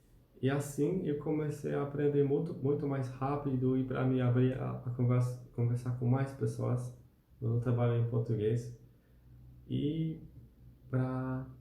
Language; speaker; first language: Portuguese; non-native, fluent; Polish